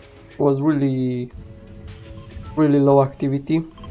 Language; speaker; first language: English; non-native, fluent; Romanian